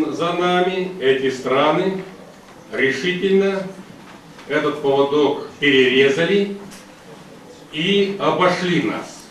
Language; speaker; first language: Russian; native; Russian